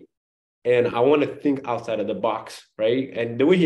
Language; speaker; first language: English; non-native, fluent; Somali